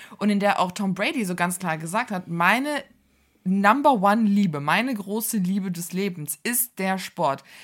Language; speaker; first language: German; early bilingual, other home language; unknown